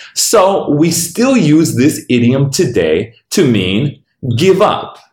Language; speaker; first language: English; native; English